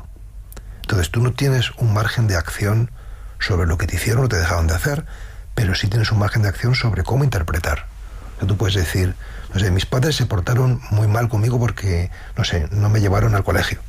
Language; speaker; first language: Spanish; native; Spanish